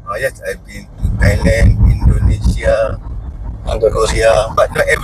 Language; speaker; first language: English; non-native, learner; Malay